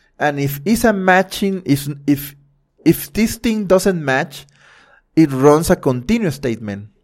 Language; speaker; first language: English; non-native, fluent; Spanish